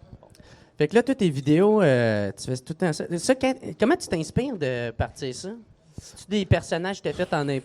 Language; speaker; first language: French; native; French